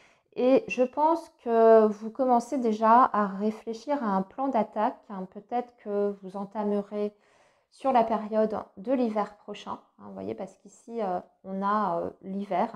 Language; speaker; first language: French; native; French